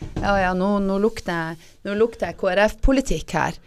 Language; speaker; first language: Norwegian; native; Norwegian